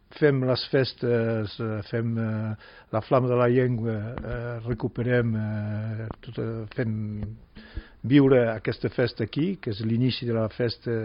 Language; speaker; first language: Catalan; non-native, local second language; French